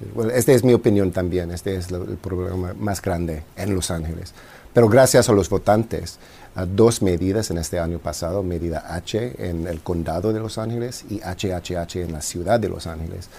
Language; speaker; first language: Spanish; non-native, fluent; English